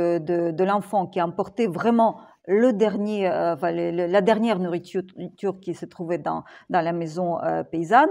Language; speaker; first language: French; non-native, fluent; Ukrainian